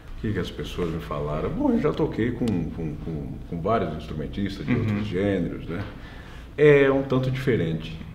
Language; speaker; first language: Portuguese; native; Portuguese